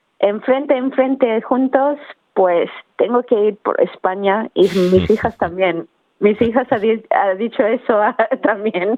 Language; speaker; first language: Spanish; early bilingual, heritage; Spanish